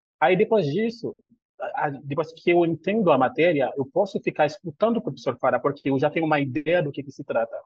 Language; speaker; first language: Portuguese; non-native, fluent; Haitian Creole